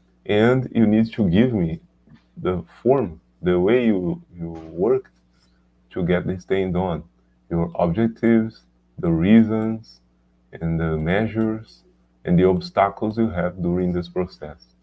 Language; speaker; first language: English; non-native, learner; Portuguese